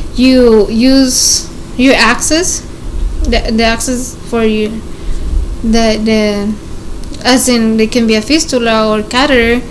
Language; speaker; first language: English; non-native, learner; Spanish